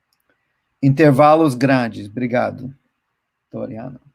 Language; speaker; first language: Portuguese; non-native, fluent; English